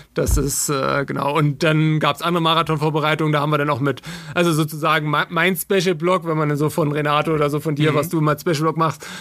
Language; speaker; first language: German; native; German